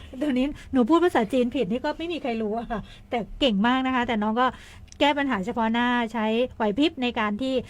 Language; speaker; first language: Thai; native; Thai